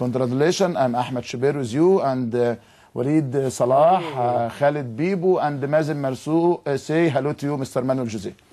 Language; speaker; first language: English; non-native, learner; Arabic